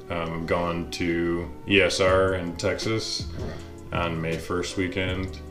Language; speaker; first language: English; native; English